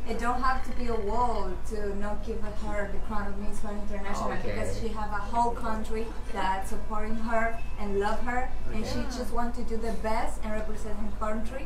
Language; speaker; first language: English; non-native, fluent; Spanish